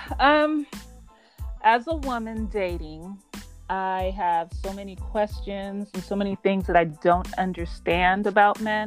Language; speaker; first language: English; native; English